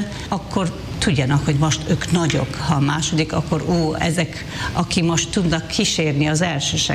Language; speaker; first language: Hungarian; non-native, fluent; Hebrew